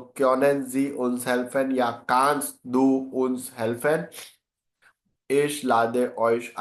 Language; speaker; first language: German; non-native, fluent; Hindi